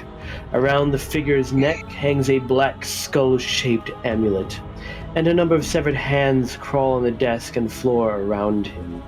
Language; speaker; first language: English; native; English